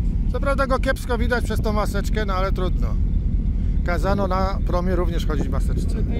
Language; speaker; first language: Polish; native; Polish